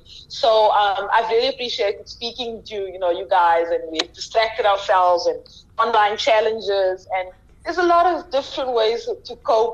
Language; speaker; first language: English; native; English